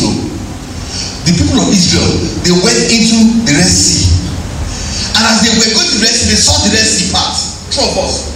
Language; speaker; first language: English; non-native, local second language; Yoruba